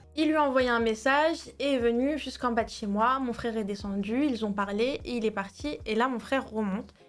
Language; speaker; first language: French; early bilingual, other home language; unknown